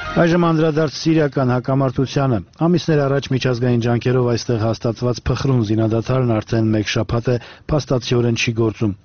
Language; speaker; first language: Armenian; native; Armenian